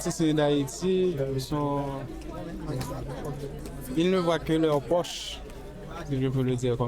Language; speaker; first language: French; non-native, local second language; Haitian Creole